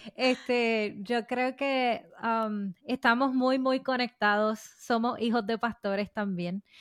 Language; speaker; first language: Spanish; native; Spanish